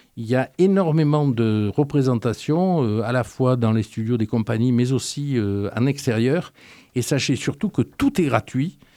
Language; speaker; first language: French; native; French